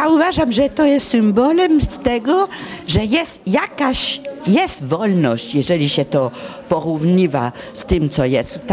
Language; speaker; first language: Polish; early bilingual, heritage; Polish